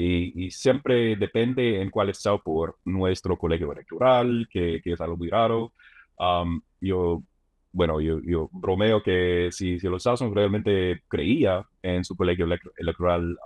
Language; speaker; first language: Spanish; non-native, fluent; English